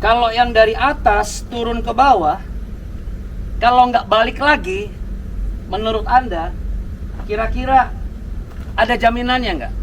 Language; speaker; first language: Indonesian; native; Indonesian